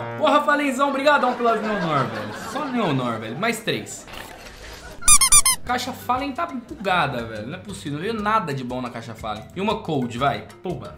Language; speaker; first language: Portuguese; native; Portuguese